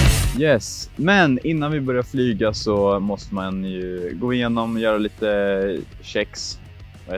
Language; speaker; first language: Swedish; native; Swedish